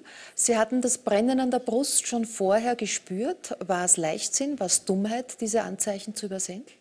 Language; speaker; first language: German; native; German